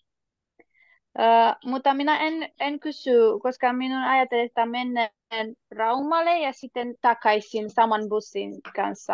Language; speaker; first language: Finnish; non-native, learner; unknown